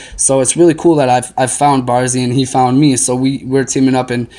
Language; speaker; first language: English; native; English